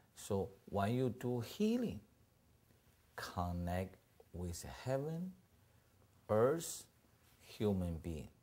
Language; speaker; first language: English; non-native, fluent; Chinese